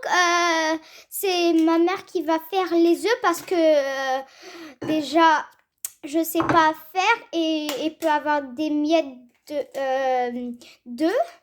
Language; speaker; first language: French; early bilingual, other home language; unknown